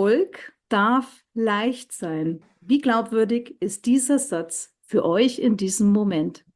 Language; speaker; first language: German; native; German